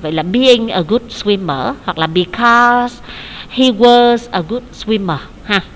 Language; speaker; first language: English; non-native, fluent; Vietnamese